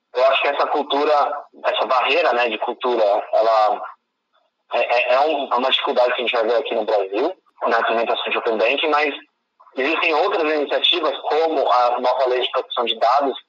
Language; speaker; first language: Portuguese; native; Portuguese